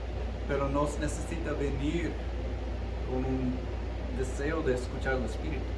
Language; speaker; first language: Spanish; early bilingual, heritage; Spanish